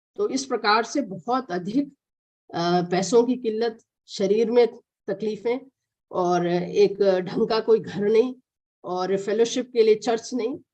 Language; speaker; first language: Hindi; non-native, local second language; Malayalam